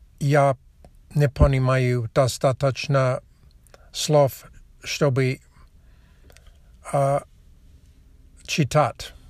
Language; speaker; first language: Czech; non-native, learner; Russian